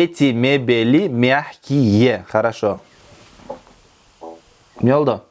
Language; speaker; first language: Russian; non-native, local second language; Kyrgyz